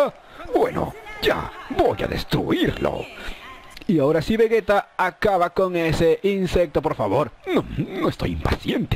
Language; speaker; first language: Spanish; native; Spanish